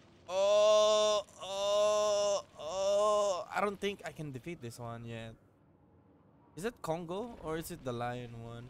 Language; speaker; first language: English; non-native, local second language; Filipino